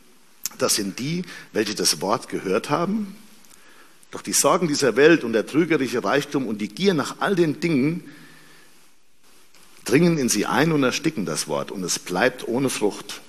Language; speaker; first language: German; native; German